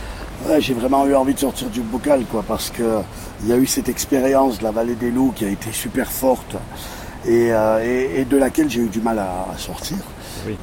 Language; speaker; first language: French; native; French